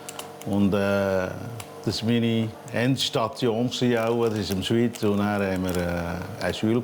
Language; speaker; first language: German; non-native, learner; Tamil